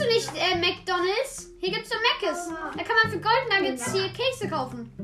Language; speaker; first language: German; native; German